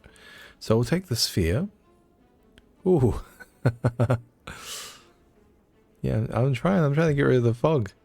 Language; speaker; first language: English; native; English